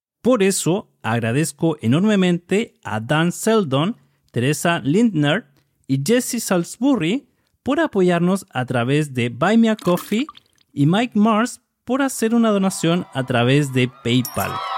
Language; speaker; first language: Spanish; native; Spanish